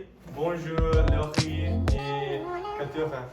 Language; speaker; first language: French; non-native, learner; English